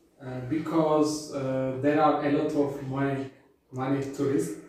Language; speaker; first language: English; non-native, learner; Turkish